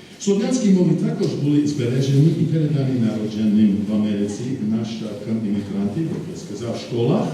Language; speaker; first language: Ukrainian; non-native, fluent; English